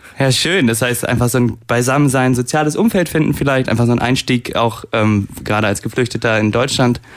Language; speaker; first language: German; native; German